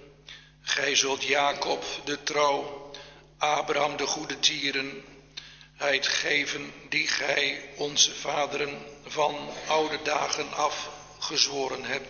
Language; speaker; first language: Dutch; native; Dutch